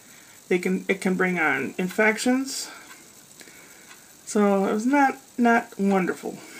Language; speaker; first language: English; native; English